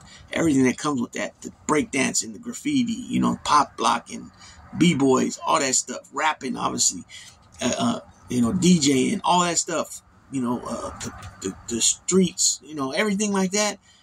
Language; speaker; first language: English; native; English